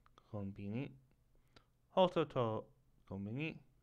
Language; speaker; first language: Japanese; non-native, learner; English